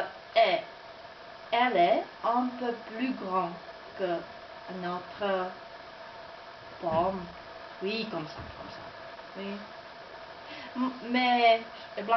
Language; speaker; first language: French; non-native, learner; Czech